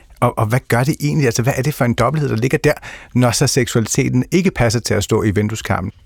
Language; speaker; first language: Danish; native; Danish